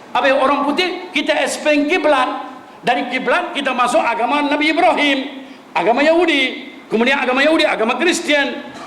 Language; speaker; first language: Malay; non-native, local second language; Min Nan Chinese